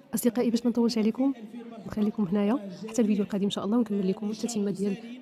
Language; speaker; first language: Arabic; native; Arabic